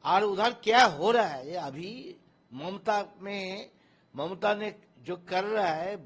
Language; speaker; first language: Hindi; non-native, local second language; Bangla